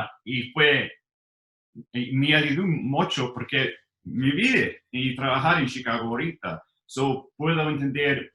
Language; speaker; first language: Spanish; non-native, learner; English